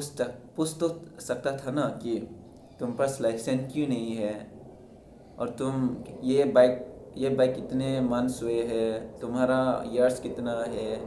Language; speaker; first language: Hindi; non-native, local second language; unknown